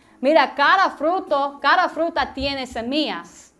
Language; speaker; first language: Spanish; non-native, learner; English